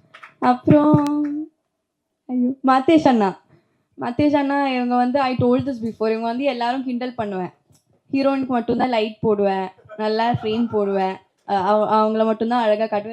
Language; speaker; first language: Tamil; non-native, learner; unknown